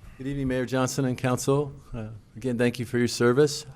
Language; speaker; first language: English; native; English